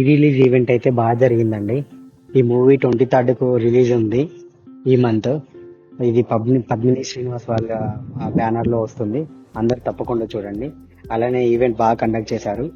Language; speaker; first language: Telugu; native; Telugu